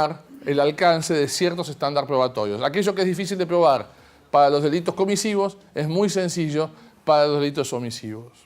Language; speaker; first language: Spanish; native; Spanish